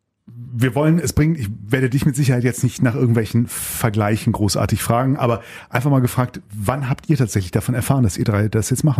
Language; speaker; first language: German; native; German